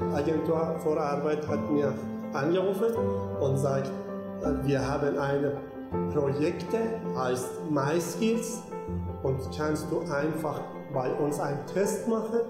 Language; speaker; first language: German; non-native, learner; Persian